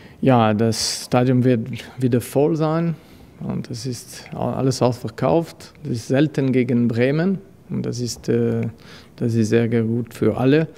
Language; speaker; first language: German; non-native, fluent; French